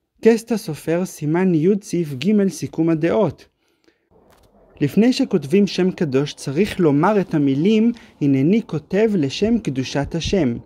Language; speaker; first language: Hebrew; native; Hebrew